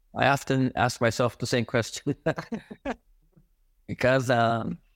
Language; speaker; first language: English; non-native, fluent; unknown